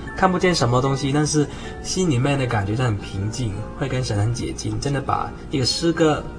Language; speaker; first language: Chinese; non-native, local second language; Cantonese